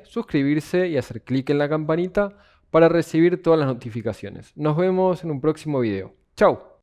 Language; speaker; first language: Spanish; native; Spanish